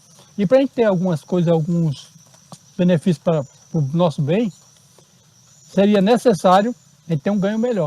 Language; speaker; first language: Portuguese; native; Portuguese